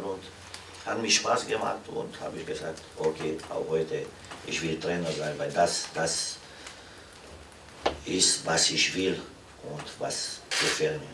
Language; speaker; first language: German; non-native, fluent; Romanian